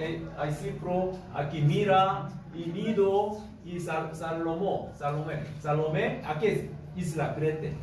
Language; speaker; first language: Spanish; non-native, learner; Korean